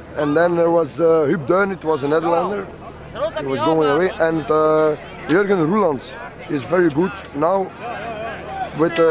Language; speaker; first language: English; non-native, fluent; Dutch